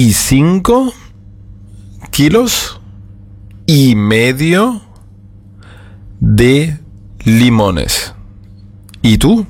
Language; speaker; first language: Spanish; non-native, fluent; German